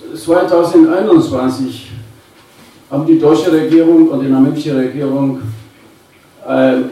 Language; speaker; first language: German; non-native, fluent; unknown